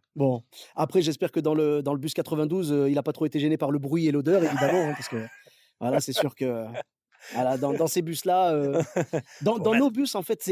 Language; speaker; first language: French; native; French